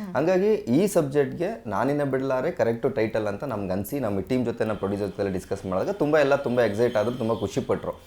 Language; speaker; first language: Kannada; native; Kannada